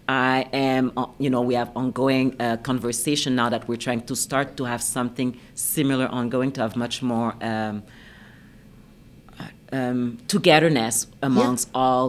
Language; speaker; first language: English; non-native, fluent; French